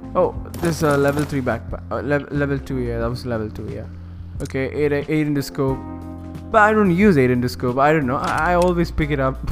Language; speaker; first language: English; non-native, local second language; Malayalam